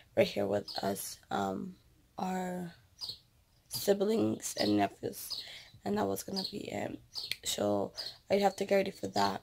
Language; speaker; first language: English; early bilingual, other home language; Spanish